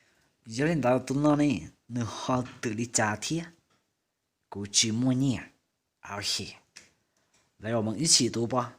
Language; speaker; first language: Chinese; non-native, fluent; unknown